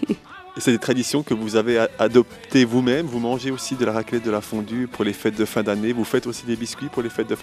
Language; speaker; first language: French; native; French